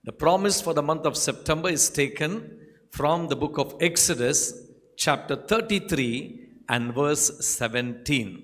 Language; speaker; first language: English; non-native, local second language; Tamil